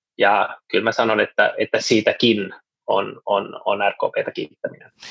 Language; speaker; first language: Finnish; non-native, local second language; Swedish